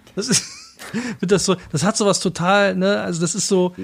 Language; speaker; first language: German; native; German